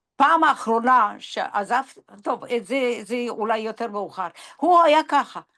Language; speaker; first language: Hebrew; non-native, fluent; Persian